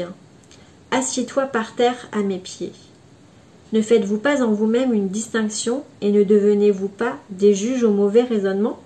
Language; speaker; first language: French; native; French